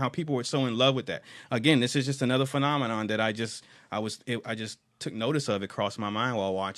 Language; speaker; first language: English; native; English